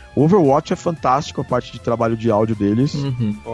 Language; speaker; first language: Portuguese; native; Portuguese